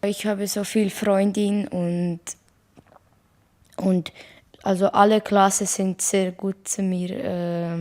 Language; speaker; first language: German; non-native, learner; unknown